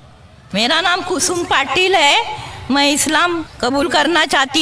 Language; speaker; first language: Hindi; non-native, local second language; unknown